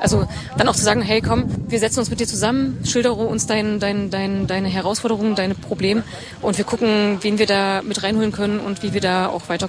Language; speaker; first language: German; native; German